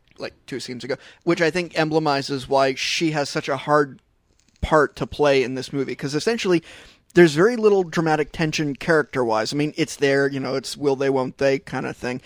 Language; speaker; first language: English; native; English